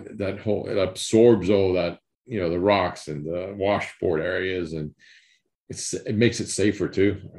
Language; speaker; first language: English; early bilingual, other home language; Spanish